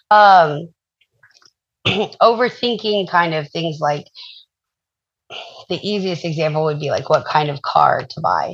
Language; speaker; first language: English; native; English